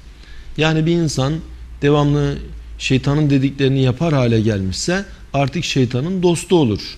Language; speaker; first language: Turkish; native; Turkish